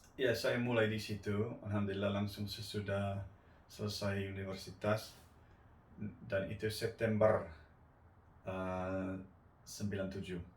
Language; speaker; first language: Indonesian; non-native, fluent; English